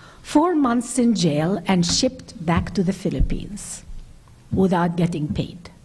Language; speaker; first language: English; non-native, fluent; Arabic